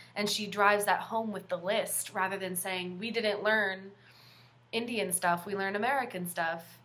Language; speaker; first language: English; native; English